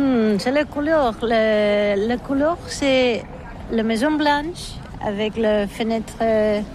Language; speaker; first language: French; non-native, learner; Catalan